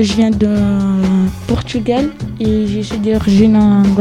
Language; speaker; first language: French; non-native, learner; Portuguese